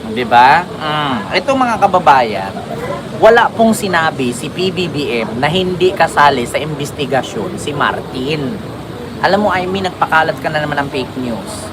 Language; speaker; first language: Filipino; non-native, local second language; Cebuano